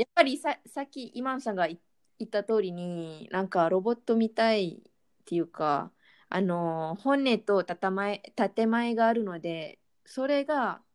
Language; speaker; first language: Japanese; non-native, fluent; Malay